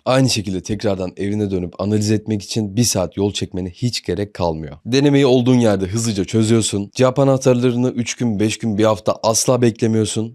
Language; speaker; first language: Turkish; native; Turkish